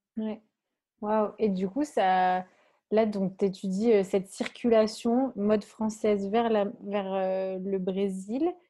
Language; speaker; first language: French; native; French